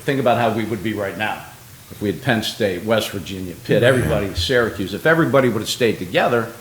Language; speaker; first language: English; native; English